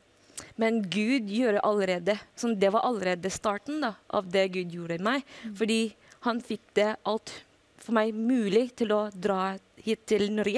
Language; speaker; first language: Norwegian; non-native, fluent; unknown